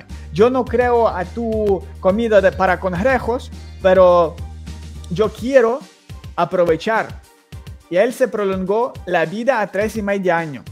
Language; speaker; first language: Spanish; non-native, learner; Ukrainian